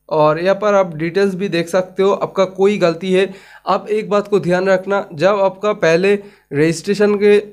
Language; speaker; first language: Hindi; non-native, local second language; Bangla